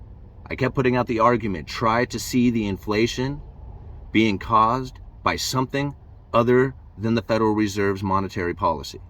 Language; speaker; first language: English; native; English